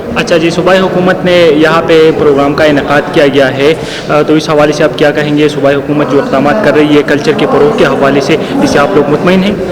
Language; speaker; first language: Urdu; non-native, local second language; Pashto